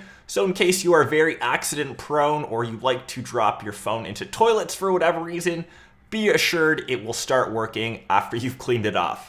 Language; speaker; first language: English; native; English